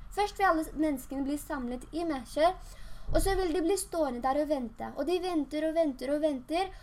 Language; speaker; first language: Norwegian; early bilingual, other home language; Urdu